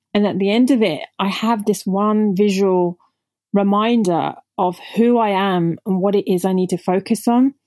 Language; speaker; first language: English; non-native, local second language; Punjabi